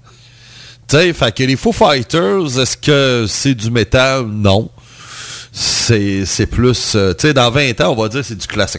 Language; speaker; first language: French; native; French